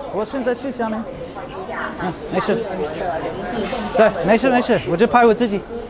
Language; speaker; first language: Chinese; non-native, fluent; English